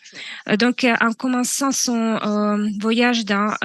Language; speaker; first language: French; non-native, fluent; Russian